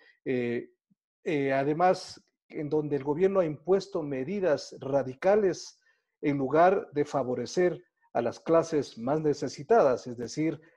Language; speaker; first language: Spanish; native; Spanish